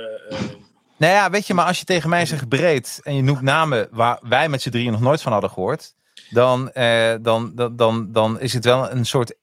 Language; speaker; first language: Dutch; native; Dutch